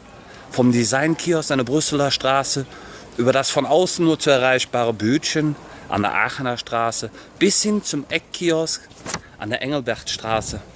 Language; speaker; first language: German; native; German